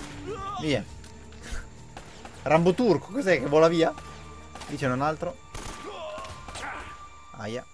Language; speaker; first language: Italian; native; Italian